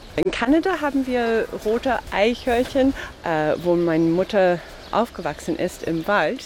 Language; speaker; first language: German; non-native, fluent; English